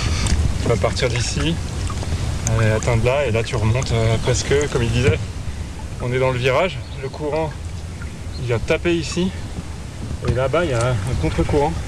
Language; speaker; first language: French; native; French